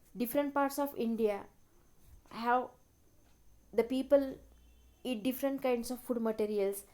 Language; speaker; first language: English; non-native, local second language; Marathi